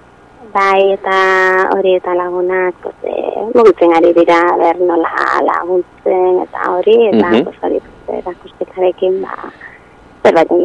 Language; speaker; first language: Basque; non-native, local second language; Spanish